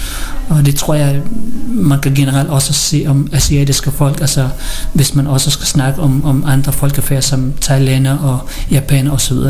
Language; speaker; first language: Danish; early bilingual, other home language; Filipino